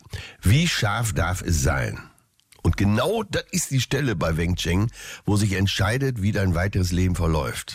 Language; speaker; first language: German; native; German